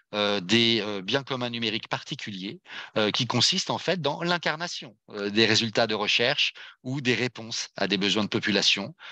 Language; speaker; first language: French; native; French